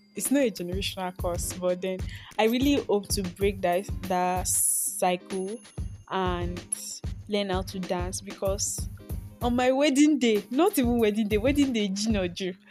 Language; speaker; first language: English; non-native, local second language; Yoruba